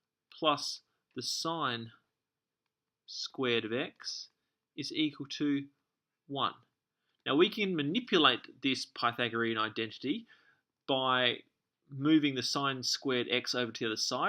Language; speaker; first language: English; native; English